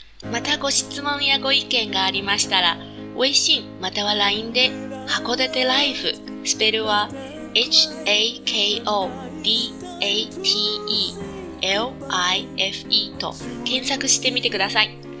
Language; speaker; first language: Japanese; non-native, fluent; Chinese